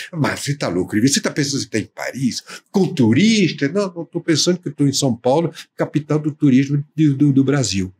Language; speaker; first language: Portuguese; non-native, fluent; French